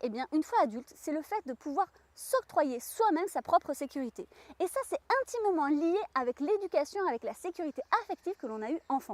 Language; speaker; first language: French; native; French